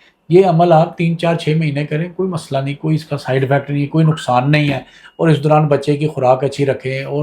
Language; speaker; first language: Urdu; non-native, local second language; Punjabi